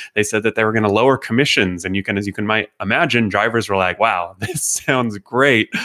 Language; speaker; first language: English; native; English